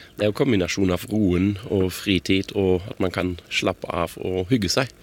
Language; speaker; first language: Swedish; non-native, fluent; German